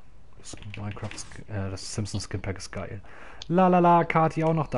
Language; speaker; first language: German; native; German